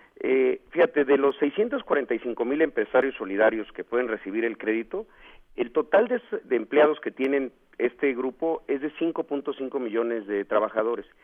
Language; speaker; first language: Spanish; native; Spanish